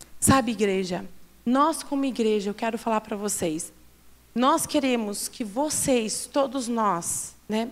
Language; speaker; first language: Portuguese; native; Portuguese